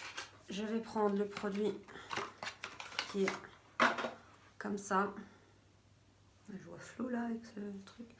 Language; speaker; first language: French; native; French